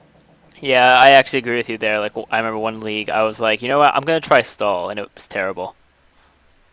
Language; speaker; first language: English; native; English